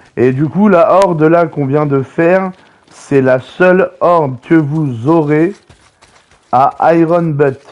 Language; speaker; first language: French; native; French